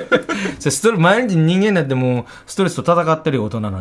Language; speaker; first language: Japanese; native; Japanese